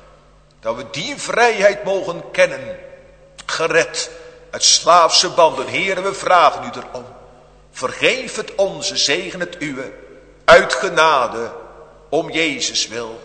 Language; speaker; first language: Dutch; native; Dutch